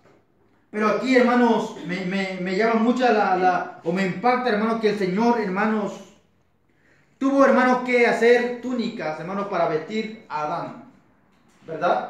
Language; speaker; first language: Spanish; native; Spanish